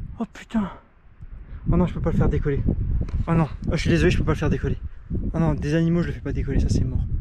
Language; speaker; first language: French; native; French